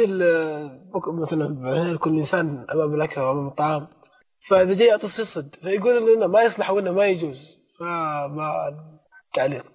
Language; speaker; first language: Arabic; native; Arabic